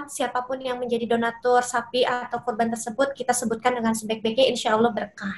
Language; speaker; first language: Indonesian; native; Indonesian